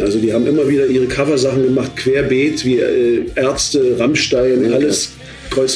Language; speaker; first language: German; native; German